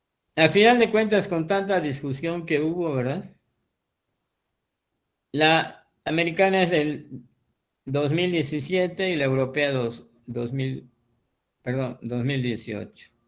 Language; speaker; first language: Spanish; native; Spanish